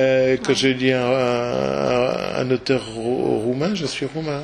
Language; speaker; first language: French; native; French